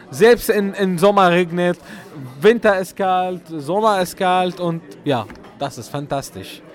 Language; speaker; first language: German; non-native, fluent; Arabic